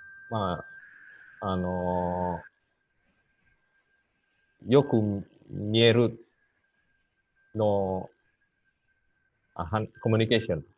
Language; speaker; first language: Japanese; non-native, fluent; Indonesian